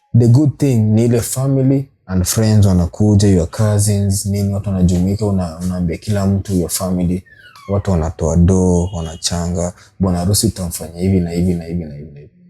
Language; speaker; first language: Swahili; native; Swahili